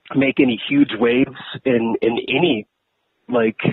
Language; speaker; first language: English; native; English